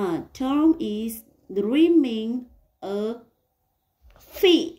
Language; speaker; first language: English; non-native, learner; Vietnamese